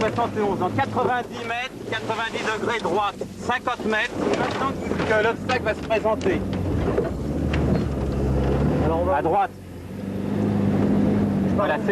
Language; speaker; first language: French; native; French